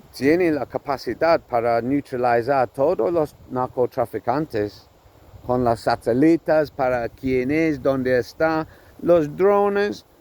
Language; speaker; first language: Spanish; non-native, learner; English